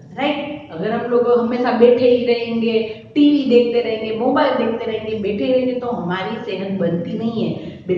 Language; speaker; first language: Hindi; non-native, local second language; Gujarati